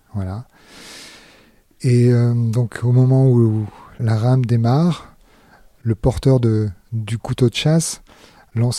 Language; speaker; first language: French; native; French